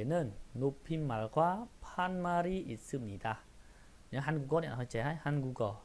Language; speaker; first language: Korean; non-native, fluent; Khmer